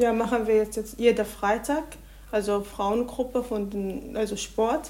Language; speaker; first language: German; non-native, learner; Arabic